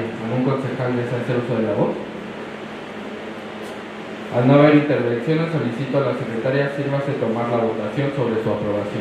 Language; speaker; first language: Spanish; native; Spanish